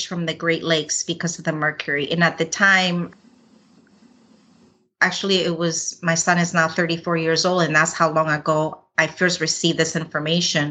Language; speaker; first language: English; non-native, fluent; Spanish